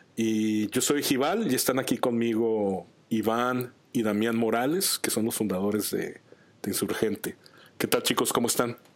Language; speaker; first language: Spanish; native; Spanish